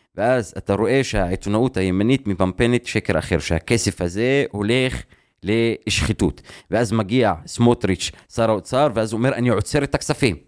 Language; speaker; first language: Hebrew; non-native, local second language; Arabic